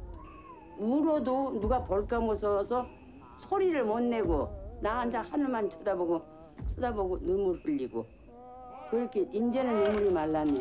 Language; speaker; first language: Korean; native; Korean